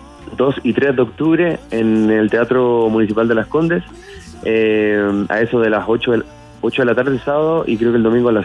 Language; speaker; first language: Spanish; native; Spanish